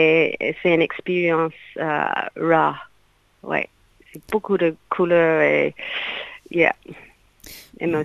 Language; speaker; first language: French; non-native, learner; English